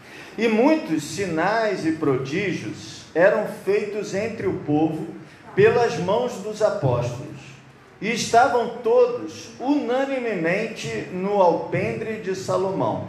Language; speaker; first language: Portuguese; native; Portuguese